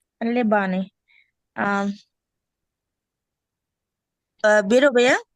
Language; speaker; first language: Italian; non-native, learner; Bangla